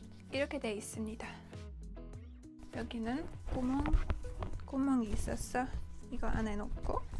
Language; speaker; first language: Korean; non-native, fluent; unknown